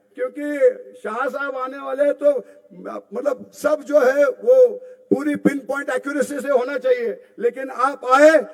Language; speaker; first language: Hindi; non-native, local second language; Marathi